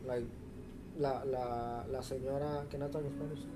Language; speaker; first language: English; early bilingual, other home language; Spanish